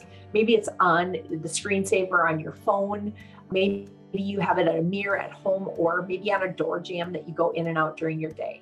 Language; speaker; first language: English; native; English